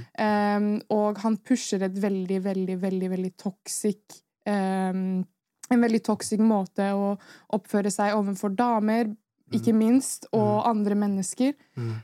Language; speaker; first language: Norwegian; native; Norwegian